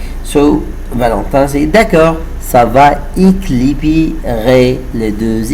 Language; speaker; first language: French; non-native, fluent; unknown